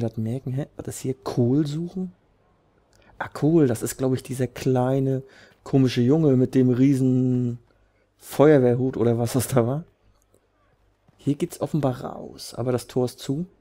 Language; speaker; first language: German; native; German